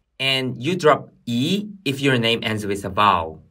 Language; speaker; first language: English; non-native, fluent; Korean